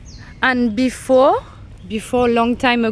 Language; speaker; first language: English; non-native, learner; French